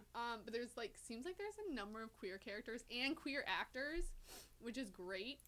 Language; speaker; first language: English; native; English